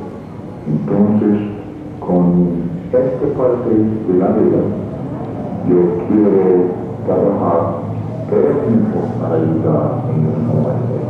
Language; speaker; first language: Spanish; non-native, fluent; English